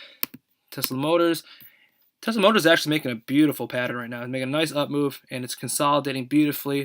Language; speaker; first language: English; native; English